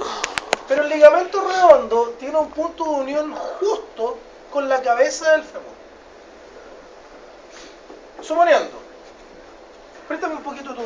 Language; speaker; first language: Spanish; native; Spanish